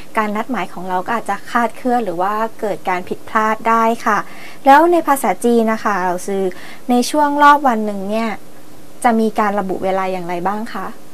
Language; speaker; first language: Thai; native; Thai